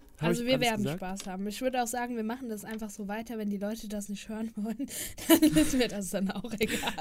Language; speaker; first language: German; native; German